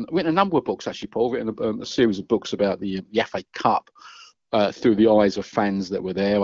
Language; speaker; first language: English; native; English